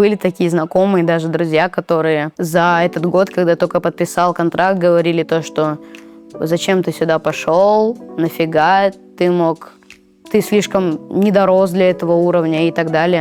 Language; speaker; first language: Russian; native; Russian